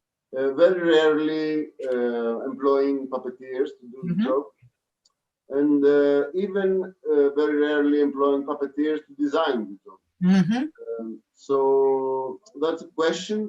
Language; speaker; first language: English; non-native, fluent; Greek